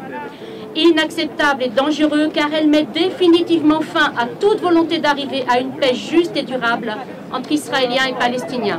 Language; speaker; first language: French; native; French